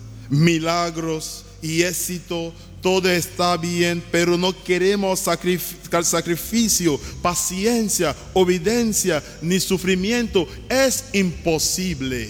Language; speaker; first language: Spanish; non-native, learner; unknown